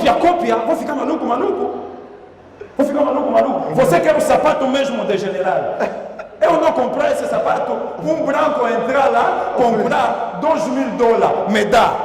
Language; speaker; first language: Portuguese; non-native, learner; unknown